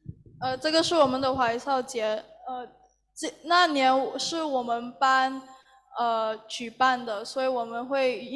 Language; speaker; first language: Chinese; early bilingual, heritage; Chinese